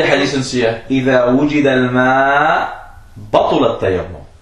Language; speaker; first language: Danish; non-native, fluent; Arabic